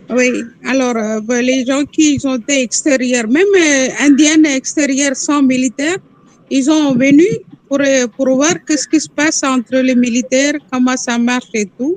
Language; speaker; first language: French; non-native, local second language; Tamil